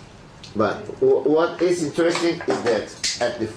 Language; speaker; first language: English; non-native, fluent; Spanish